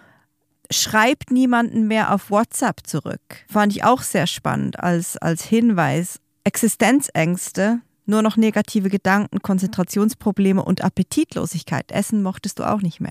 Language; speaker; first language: German; native; German